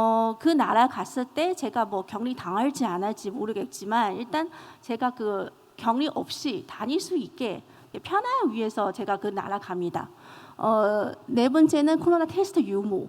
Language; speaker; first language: Korean; non-native, fluent; Chinese